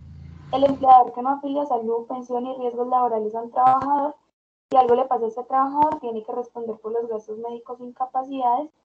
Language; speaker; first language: Spanish; native; Spanish